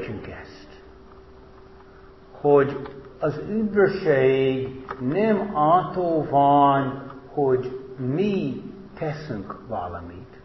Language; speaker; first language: Hungarian; non-native, fluent; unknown